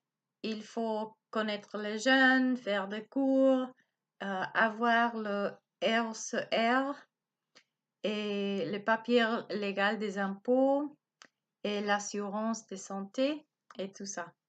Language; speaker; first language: French; non-native, learner; Spanish